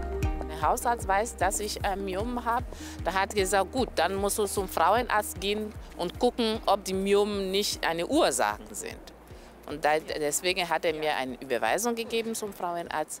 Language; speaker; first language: German; non-native, fluent; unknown